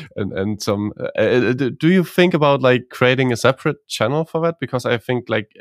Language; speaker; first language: English; non-native, fluent; Croatian